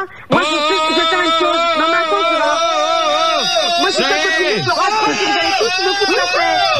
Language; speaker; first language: French; native; French